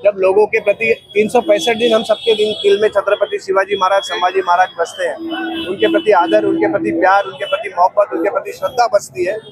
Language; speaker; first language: Hindi; non-native, local second language; Marathi